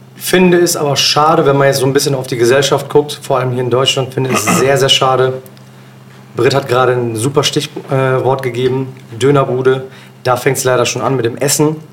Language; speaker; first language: German; early bilingual, other home language; Turkish